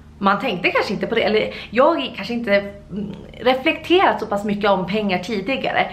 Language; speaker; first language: Swedish; native; Swedish